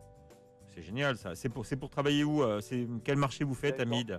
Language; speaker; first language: French; native; French